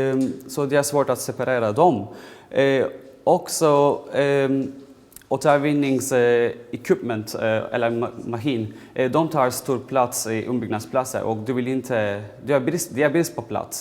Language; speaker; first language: Swedish; non-native, fluent; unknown